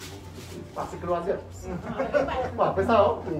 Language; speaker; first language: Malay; non-native, local second language; Cantonese